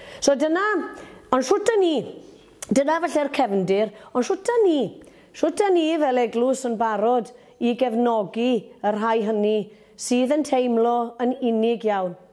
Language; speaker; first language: Welsh; native; Welsh